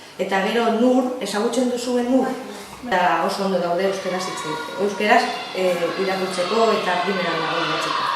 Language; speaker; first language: Basque; non-native, local second language; Spanish